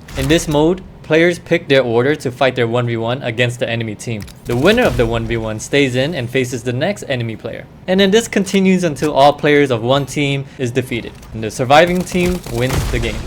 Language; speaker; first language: English; native; English